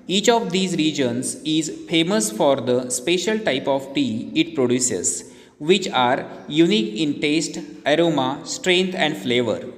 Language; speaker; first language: English; non-native, local second language; Marathi